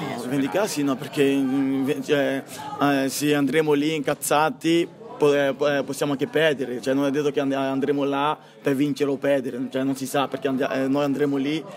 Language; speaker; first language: Italian; non-native, fluent; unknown